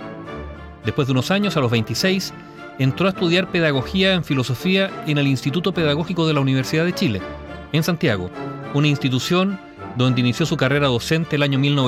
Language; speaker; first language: Spanish; native; Spanish